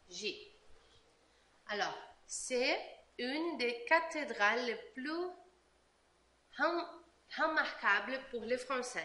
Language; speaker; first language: French; non-native, fluent; Portuguese